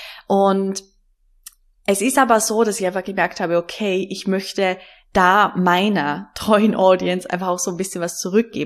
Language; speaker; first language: German; native; German